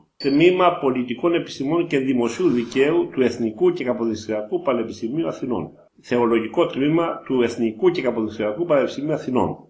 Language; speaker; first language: Greek; native; Greek